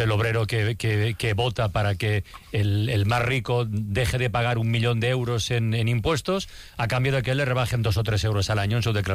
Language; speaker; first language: Spanish; native; Spanish